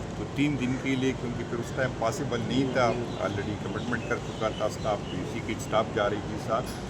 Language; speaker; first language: Urdu; non-native, local second language; Pashto